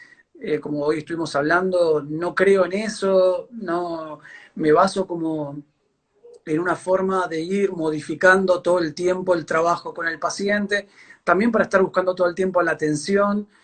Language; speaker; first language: Spanish; native; Spanish